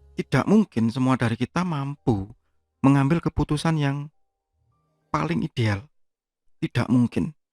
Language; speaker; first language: Indonesian; native; Indonesian